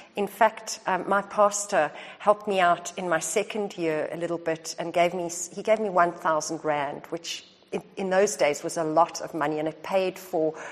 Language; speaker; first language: English; native; English